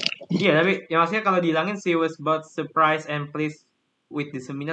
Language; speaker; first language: English; non-native, fluent; Indonesian